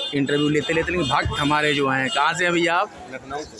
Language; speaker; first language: Hindi; native; Hindi